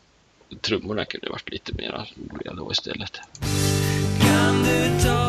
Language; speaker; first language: Swedish; native; Swedish